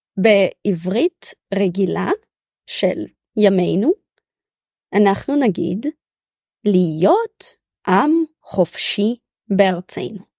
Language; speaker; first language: Hebrew; early bilingual, other home language; Russian